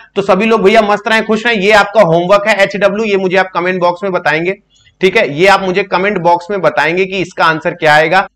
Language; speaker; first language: Hindi; native; Hindi